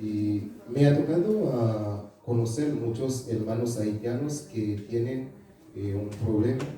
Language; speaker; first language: Spanish; non-native, fluent; Haitian Creole